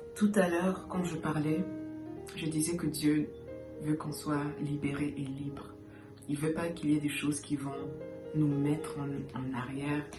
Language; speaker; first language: French; early bilingual, heritage; French